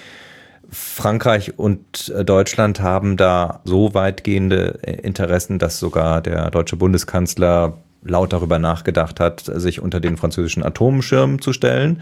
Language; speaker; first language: German; native; German